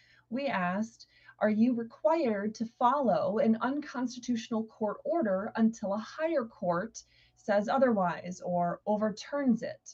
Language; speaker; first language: English; native; English